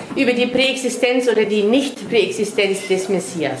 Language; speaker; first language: German; native; German